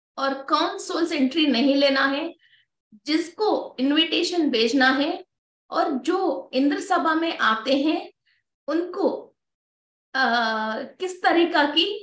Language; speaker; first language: Hindi; non-native, local second language; Telugu